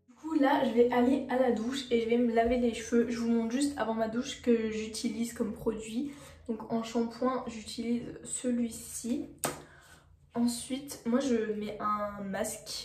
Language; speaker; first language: French; native; French